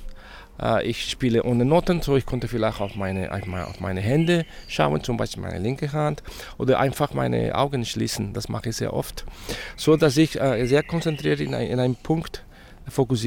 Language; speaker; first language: German; non-native, fluent; Spanish